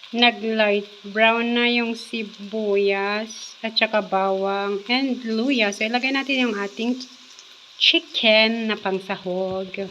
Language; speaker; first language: Filipino; non-native, local second language; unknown